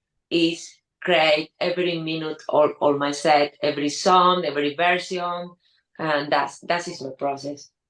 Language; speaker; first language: English; non-native, learner; Spanish